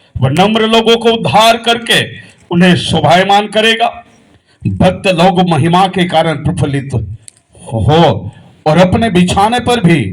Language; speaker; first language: Hindi; non-native, local second language; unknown